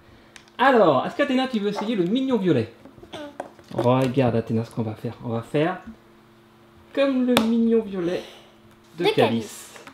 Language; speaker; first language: French; native; French